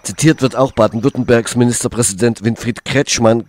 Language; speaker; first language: German; native; German